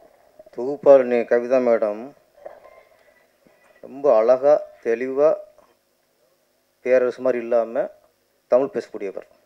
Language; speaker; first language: Tamil; native; Tamil